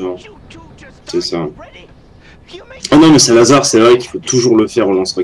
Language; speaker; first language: French; native; French